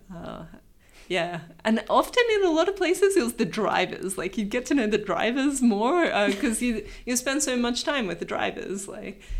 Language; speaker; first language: English; native; English